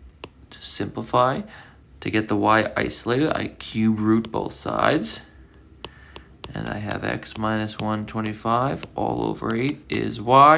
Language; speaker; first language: English; native; English